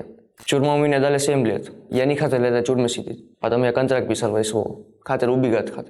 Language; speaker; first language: Russian; non-native, learner; Gujarati